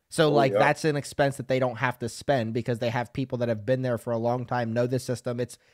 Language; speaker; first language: English; native; English